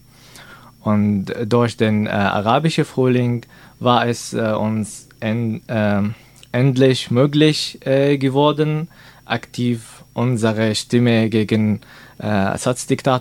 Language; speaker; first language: German; non-native, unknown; Arabic